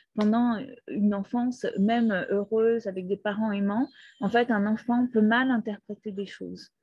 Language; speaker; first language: French; non-native, fluent; Portuguese